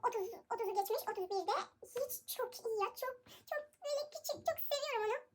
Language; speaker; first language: Turkish; non-native, fluent; Persian